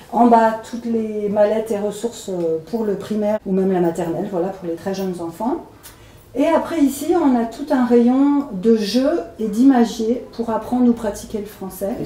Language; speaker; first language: French; native; French